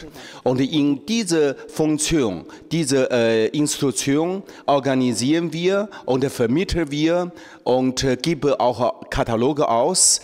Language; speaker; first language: German; non-native, learner; Chinese